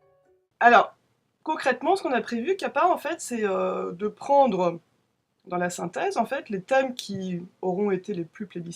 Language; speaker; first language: French; native; French